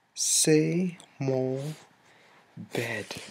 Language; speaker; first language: French; non-native, learner; English